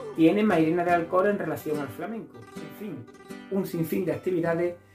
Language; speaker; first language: Spanish; native; Spanish